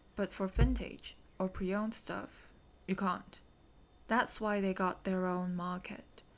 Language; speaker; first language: English; non-native, local second language; Cantonese